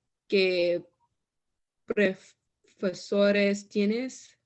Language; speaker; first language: Spanish; non-native, learner; English